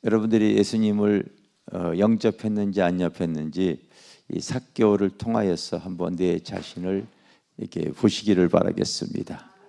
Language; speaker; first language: Korean; native; Korean